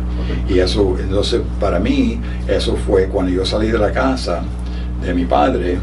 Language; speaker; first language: Spanish; early bilingual, heritage; Spanish